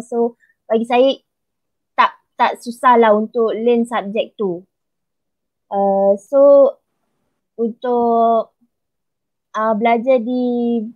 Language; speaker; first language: Malay; native; Malay